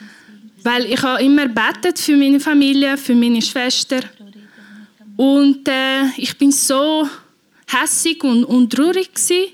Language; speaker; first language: German; non-native, learner; Portuguese